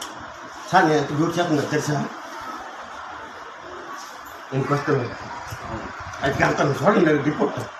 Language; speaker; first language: Telugu; native; Telugu